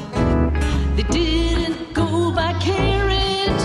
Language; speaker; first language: English; native; English